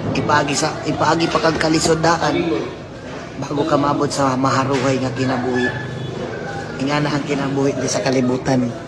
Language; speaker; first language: Cebuano; non-native, local second language; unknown